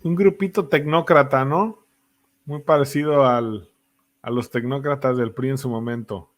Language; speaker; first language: Spanish; native; Spanish